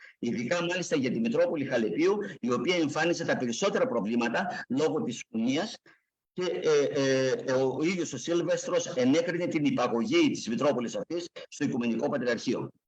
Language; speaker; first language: Greek; native; Greek